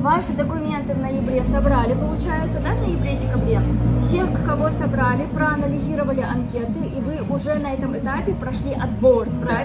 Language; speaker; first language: Russian; native; Russian